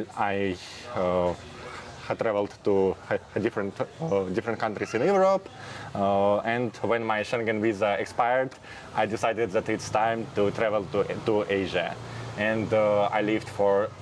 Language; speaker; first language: English; non-native, fluent; Russian